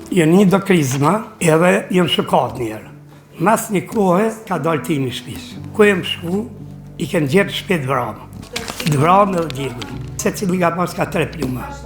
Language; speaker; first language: Albanian; native; Albanian